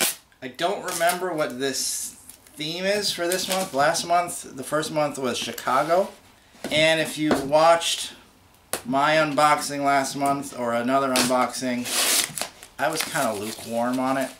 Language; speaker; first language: English; native; English